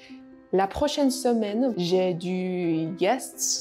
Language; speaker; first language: French; non-native, learner; Vietnamese